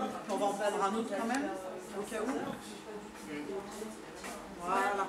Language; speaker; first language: French; native; French